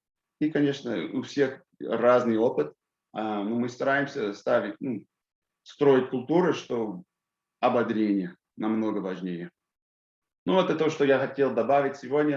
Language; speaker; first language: Russian; non-native, fluent; English